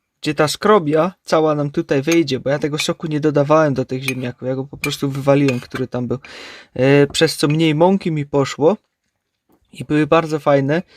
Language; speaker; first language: Polish; native; Polish